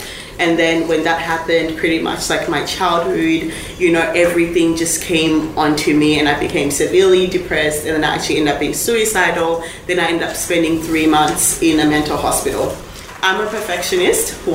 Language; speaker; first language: English; non-native, local second language; Shona